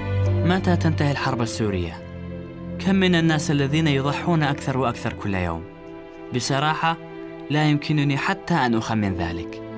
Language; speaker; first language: Arabic; native; Arabic